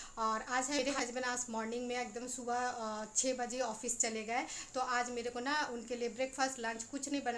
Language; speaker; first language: Hindi; non-native, local second language; Bangla